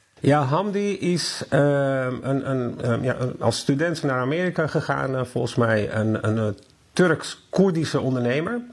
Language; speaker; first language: Dutch; non-native, fluent; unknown